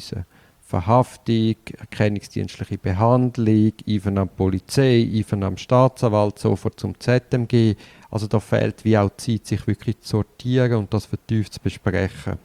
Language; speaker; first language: German; native; German